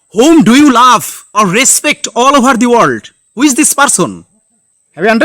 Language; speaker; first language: English; non-native, learner; Bangla